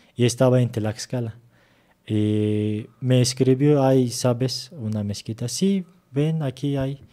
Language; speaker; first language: Spanish; non-native, fluent; Turkish